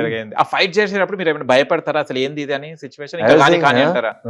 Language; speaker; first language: Telugu; native; Telugu